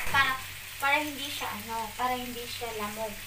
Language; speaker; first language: Filipino; non-native, local second language; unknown